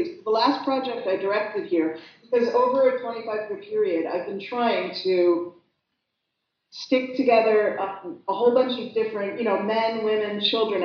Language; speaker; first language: English; native; English